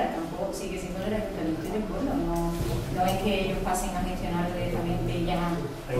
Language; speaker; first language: Spanish; native; Spanish